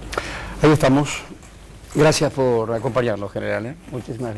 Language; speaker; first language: Spanish; native; Spanish